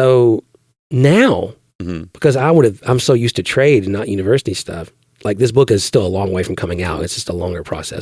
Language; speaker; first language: English; native; English